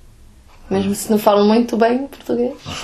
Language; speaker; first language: Portuguese; early bilingual, heritage; Portuguese